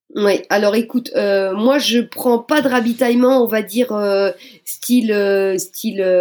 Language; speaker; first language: French; native; French